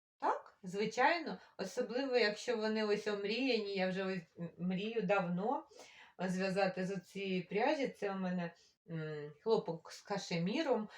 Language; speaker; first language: Ukrainian; non-native, local second language; Russian